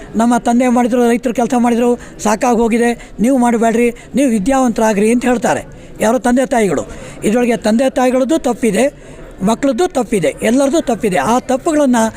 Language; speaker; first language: Kannada; native; Kannada